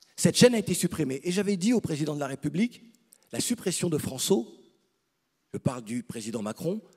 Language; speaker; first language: French; native; French